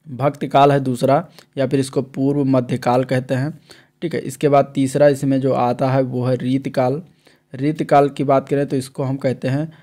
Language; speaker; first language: Hindi; native; Hindi